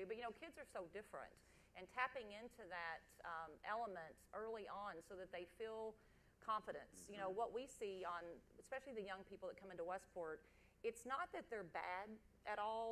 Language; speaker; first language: English; native; English